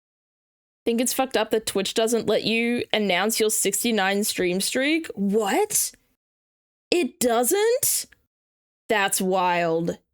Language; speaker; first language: English; native; English